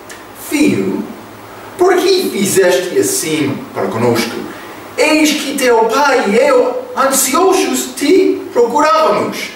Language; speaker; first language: Portuguese; non-native, fluent; English